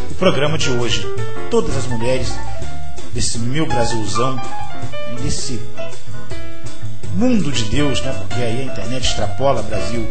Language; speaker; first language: Portuguese; native; Portuguese